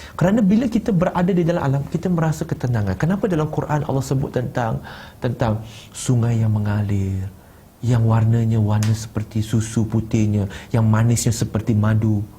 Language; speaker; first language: Malay; non-native, local second language; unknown